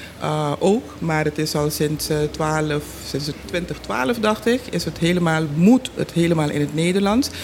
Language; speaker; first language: Dutch; non-native, local second language; Papiamento